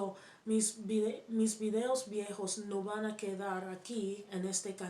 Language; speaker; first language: Spanish; non-native, learner; English